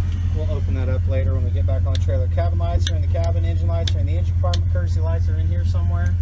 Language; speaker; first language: English; native; English